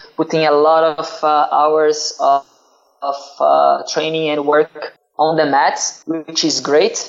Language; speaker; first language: English; non-native, fluent; Portuguese